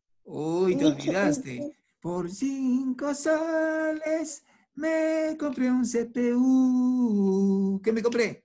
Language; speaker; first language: Spanish; native; Spanish